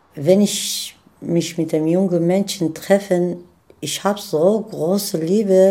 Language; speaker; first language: German; non-native, learner; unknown